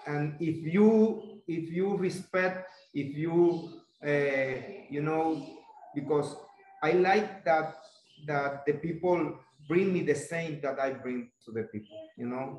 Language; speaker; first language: English; non-native, learner; Spanish